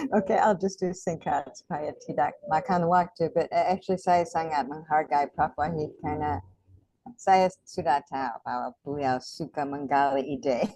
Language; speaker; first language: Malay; non-native, fluent; English